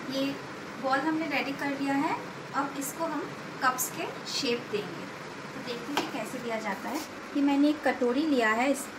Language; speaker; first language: Hindi; non-native, local second language; Bangla